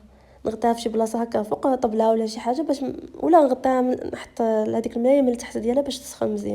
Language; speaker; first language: Arabic; native; Arabic